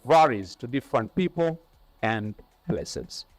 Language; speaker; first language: English; non-native, local second language; Swahili